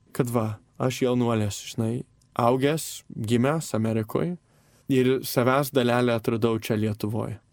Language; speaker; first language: Lithuanian; early bilingual, heritage; Lithuanian